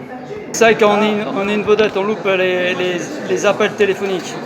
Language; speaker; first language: French; native; French